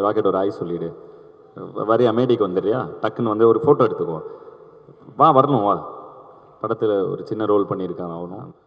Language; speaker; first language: Tamil; native; Tamil